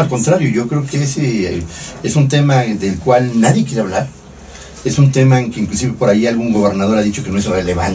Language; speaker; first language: Spanish; native; Spanish